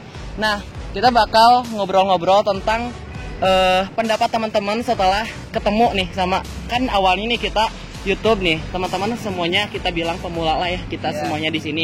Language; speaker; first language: Indonesian; native; Indonesian